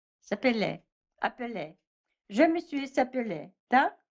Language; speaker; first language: French; non-native, fluent; Russian